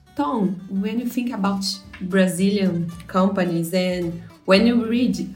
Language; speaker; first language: English; non-native, fluent; Portuguese